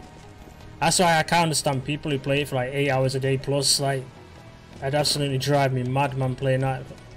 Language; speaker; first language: English; native; English